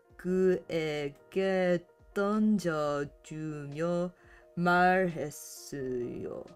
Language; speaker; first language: Korean; non-native, learner; English